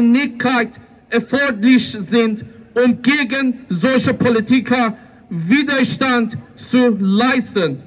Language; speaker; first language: German; non-native, fluent; Persian